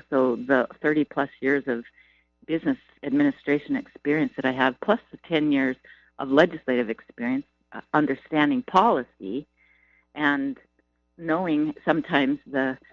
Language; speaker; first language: English; native; English